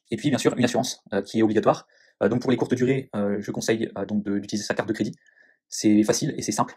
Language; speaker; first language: French; native; French